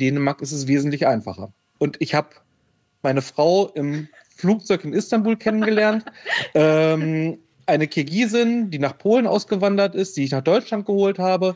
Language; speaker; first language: German; native; German